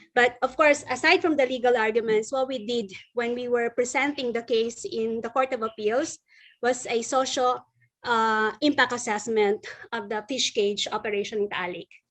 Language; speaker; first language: English; non-native, local second language; Filipino